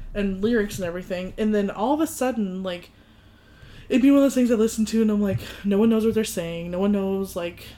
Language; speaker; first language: English; native; English